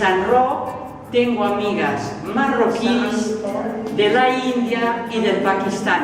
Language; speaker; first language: Spanish; non-native, learner; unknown